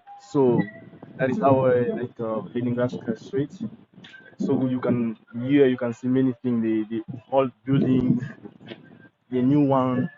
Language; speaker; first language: English; non-native, learner; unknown